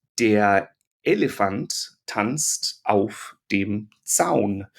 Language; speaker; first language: German; non-native, fluent; English